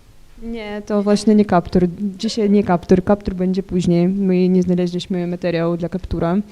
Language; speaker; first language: Polish; non-native, fluent; Ukrainian